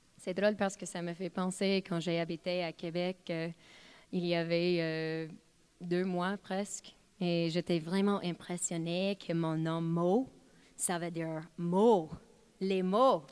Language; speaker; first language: French; non-native, fluent; English